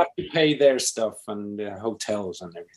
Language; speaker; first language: English; non-native, fluent; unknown